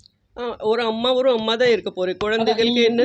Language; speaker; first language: Tamil; non-native, fluent; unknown